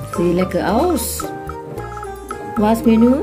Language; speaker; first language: German; non-native, learner; Thai